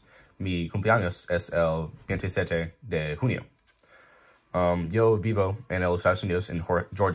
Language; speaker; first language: Spanish; non-native, learner; English